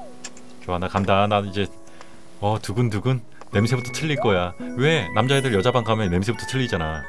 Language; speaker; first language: Korean; native; Korean